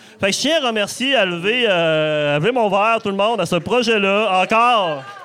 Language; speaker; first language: French; native; French